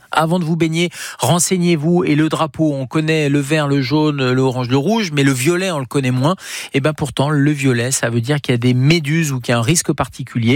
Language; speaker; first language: French; native; French